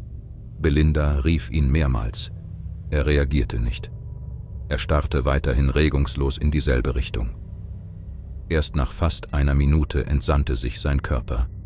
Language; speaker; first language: German; native; German